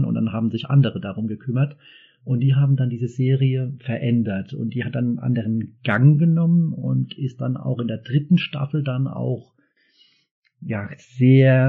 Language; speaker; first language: German; native; German